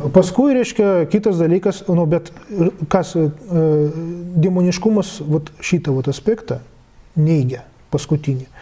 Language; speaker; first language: Lithuanian; non-native, local second language; Russian